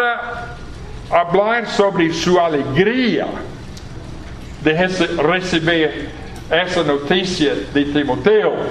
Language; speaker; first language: Portuguese; non-native, fluent; English